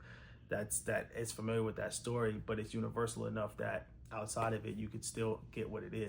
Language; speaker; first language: English; native; English